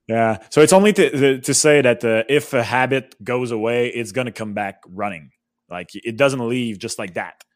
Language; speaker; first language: English; non-native, local second language; French